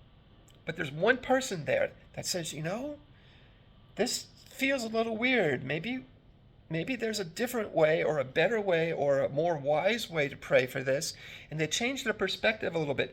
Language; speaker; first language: English; native; English